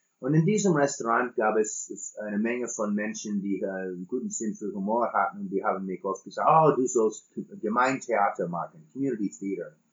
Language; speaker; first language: German; non-native, fluent; English